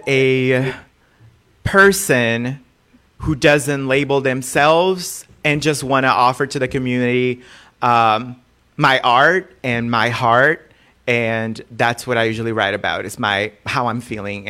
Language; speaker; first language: English; non-native, fluent; Portuguese